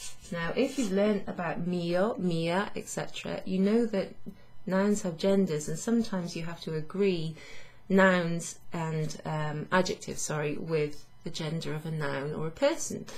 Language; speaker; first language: English; native; English